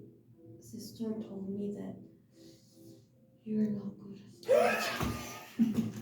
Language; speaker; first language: English; non-native, learner; Korean